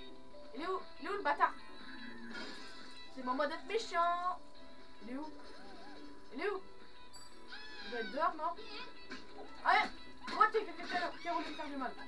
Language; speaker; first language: French; native; French